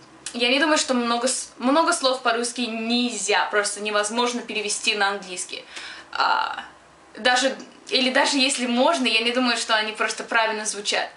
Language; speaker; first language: Russian; early bilingual, other home language; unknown